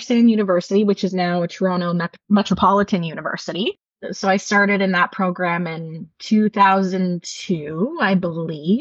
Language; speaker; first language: English; native; English